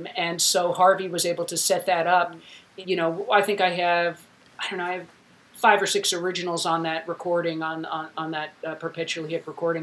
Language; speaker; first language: English; native; English